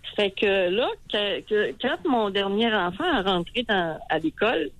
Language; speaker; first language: French; native; French